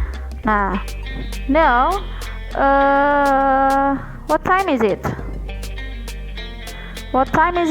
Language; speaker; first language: English; non-native, learner; Indonesian